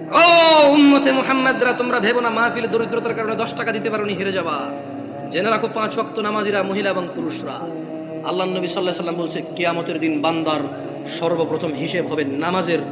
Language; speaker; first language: Bangla; early bilingual, heritage; Bangla